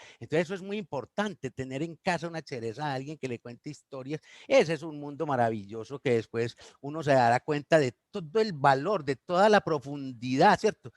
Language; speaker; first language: Spanish; native; Spanish